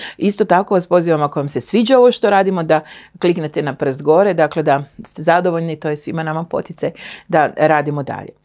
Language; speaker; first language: Croatian; native; Croatian